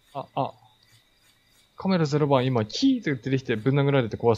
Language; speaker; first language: Japanese; native; Japanese